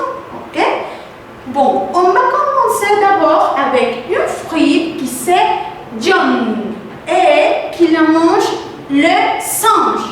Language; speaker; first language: French; non-native, fluent; Spanish